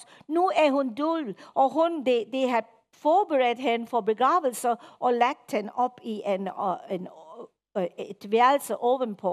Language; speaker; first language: Danish; non-native, fluent; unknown